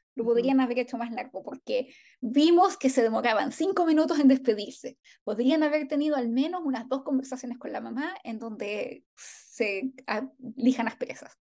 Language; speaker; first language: Spanish; native; Spanish